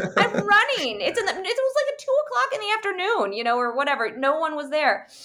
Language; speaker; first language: English; native; English